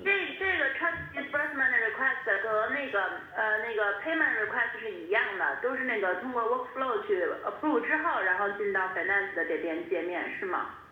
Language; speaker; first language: Chinese; native; Chinese